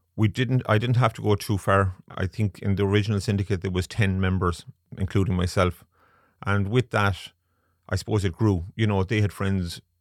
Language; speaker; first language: English; native; English